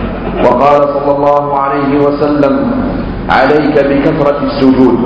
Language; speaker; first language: Arabic; native; Arabic